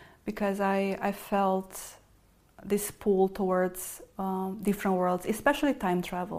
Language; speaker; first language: English; non-native, fluent; Romanian